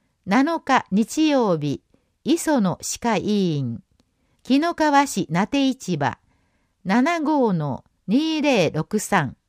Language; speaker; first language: Japanese; native; Japanese